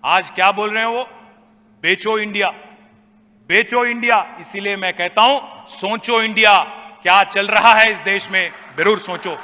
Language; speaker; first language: Hindi; non-native, local second language; Telugu